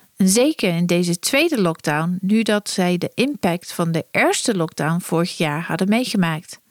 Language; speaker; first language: Dutch; non-native, fluent; English